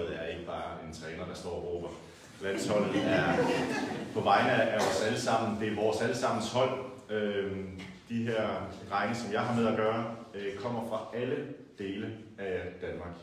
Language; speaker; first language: Danish; native; Danish